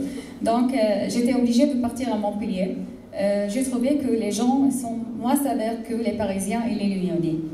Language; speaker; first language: French; non-native, fluent; Arabic